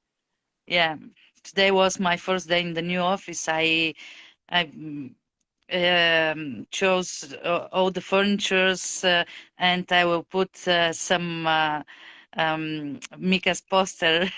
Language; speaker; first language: English; non-native, fluent; Bulgarian